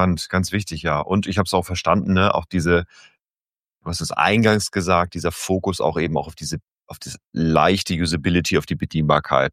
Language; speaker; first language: German; native; German